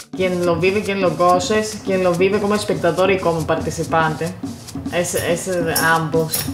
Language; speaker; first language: Spanish; non-native, fluent; Greek